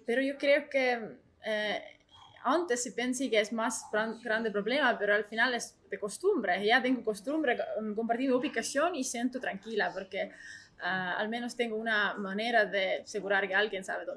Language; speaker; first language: Spanish; non-native, learner; Estonian